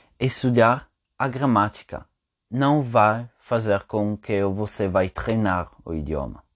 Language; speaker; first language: Portuguese; non-native, fluent; Italian